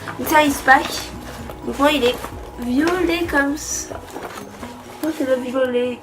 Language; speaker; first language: French; native; French